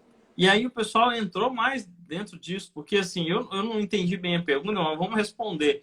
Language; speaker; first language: Portuguese; native; Portuguese